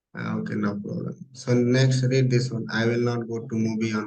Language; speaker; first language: English; non-native, local second language; Hindi